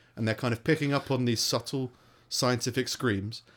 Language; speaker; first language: English; native; English